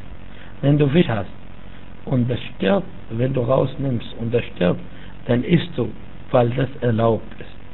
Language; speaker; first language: German; non-native, fluent; Arabic